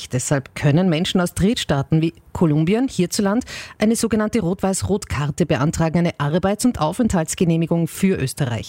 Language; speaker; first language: German; native; German